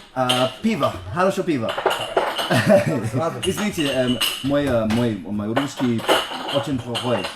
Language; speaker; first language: Russian; non-native, learner; English